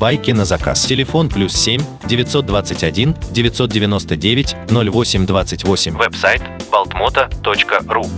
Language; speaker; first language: Russian; native; Russian